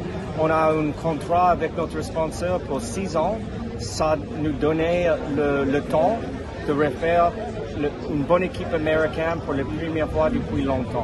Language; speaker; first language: French; non-native, fluent; English